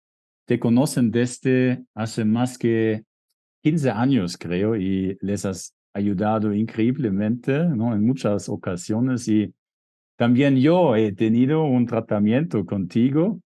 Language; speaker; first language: Spanish; non-native, fluent; German